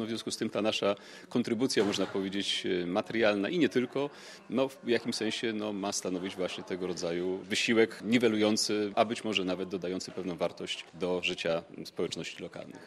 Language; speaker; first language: Polish; native; Polish